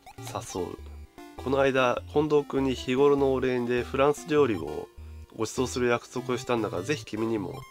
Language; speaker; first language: Japanese; native; Japanese